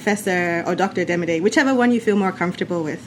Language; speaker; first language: English; non-native, local second language; Yoruba